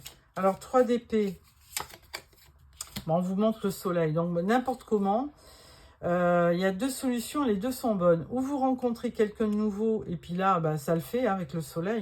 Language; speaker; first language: French; native; French